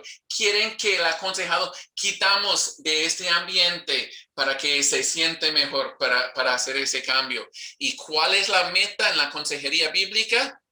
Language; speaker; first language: Spanish; non-native, fluent; English